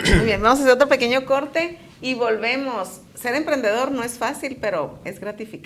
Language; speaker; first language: Spanish; native; Spanish